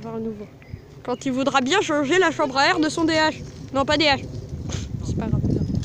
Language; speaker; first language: French; native; French